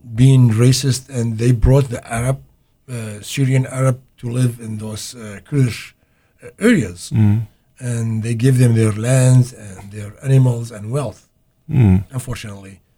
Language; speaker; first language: English; non-native, fluent; Arabic